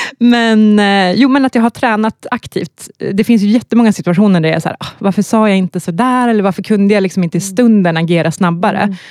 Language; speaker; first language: Swedish; native; Swedish